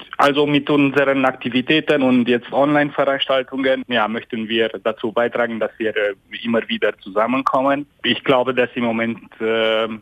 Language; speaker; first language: German; non-native, fluent; Hungarian